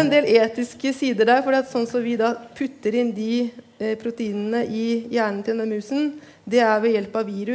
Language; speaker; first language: Norwegian; native; Norwegian